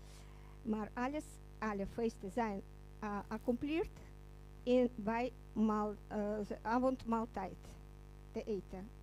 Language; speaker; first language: Dutch; non-native, learner; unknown